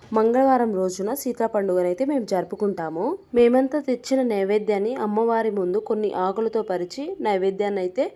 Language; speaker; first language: Telugu; non-native, local second language; Lambadi